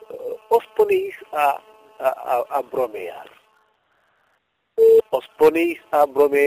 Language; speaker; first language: Spanish; non-native, fluent; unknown